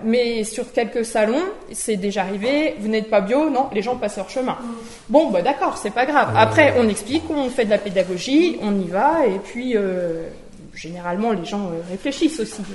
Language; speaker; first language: French; native; French